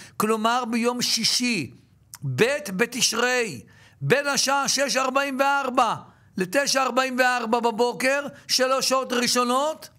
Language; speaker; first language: Hebrew; native; Hebrew